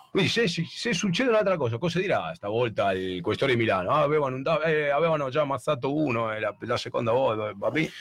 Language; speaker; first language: Italian; native; Italian